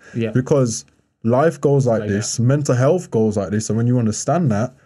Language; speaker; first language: English; native; English